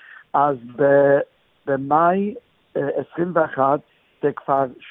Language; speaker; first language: Hebrew; non-native, fluent; English